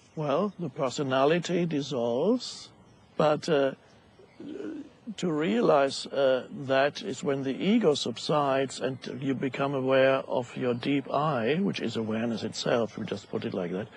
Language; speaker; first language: English; non-native, fluent; German